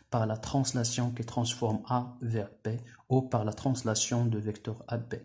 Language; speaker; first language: French; non-native, local second language; Arabic